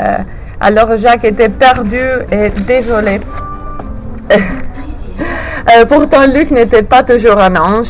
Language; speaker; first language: French; non-native, learner; English